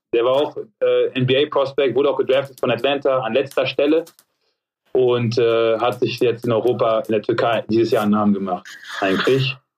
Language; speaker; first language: German; early bilingual, other home language; French